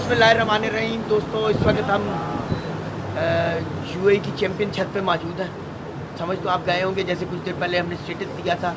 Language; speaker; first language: Hindi; non-native, local second language; Punjabi